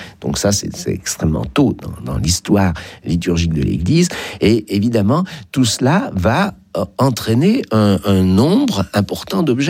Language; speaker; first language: French; native; French